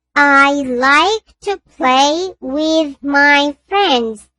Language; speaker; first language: English; non-native, learner; Urdu